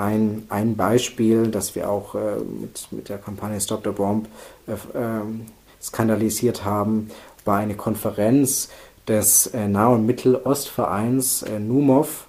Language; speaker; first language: German; native; German